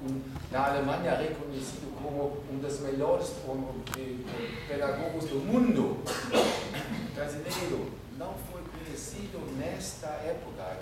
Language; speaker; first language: Portuguese; non-native, fluent; German